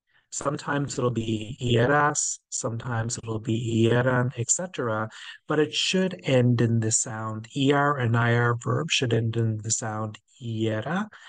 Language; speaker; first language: English; native; English